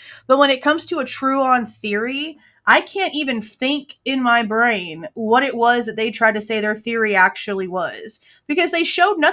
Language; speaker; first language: English; native; English